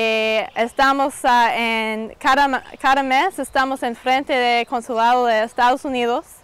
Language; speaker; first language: Spanish; non-native, learner; English